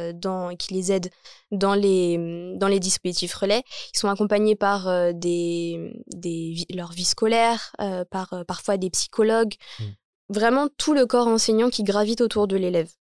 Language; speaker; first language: French; native; French